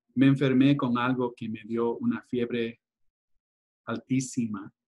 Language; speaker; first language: Spanish; early bilingual, heritage; Spanish